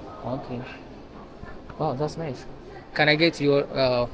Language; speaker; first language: English; non-native, learner; Amharic